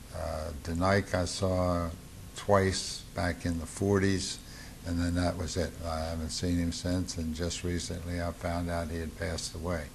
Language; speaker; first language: English; native; English